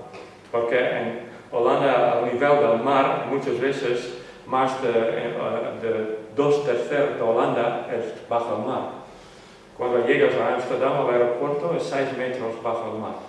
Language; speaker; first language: Spanish; non-native, learner; Western Frisian